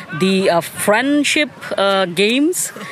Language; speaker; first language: German; non-native, learner; Pashto